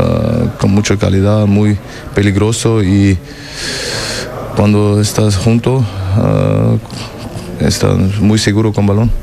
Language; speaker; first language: Spanish; non-native, learner; German